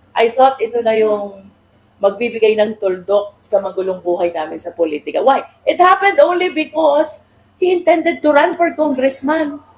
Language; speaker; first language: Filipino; native; Filipino